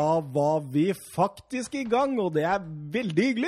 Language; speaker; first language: Norwegian; native; Norwegian